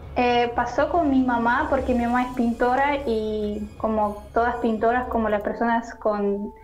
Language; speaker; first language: Spanish; non-native, learner; Russian